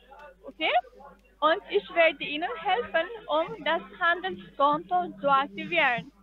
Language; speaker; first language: German; non-native, fluent; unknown